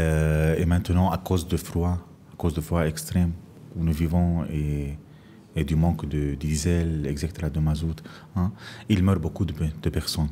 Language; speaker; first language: French; non-native, fluent; Arabic